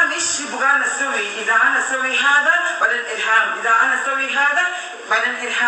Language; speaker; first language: Arabic; non-native, learner; Hausa